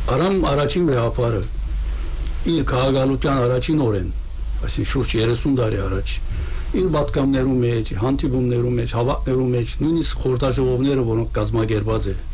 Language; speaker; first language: Armenian; native; Armenian